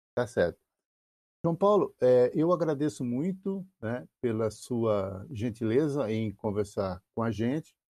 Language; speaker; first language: Portuguese; native; Portuguese